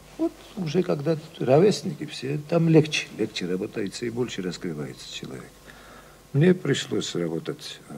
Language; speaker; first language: Russian; non-native, local second language; Georgian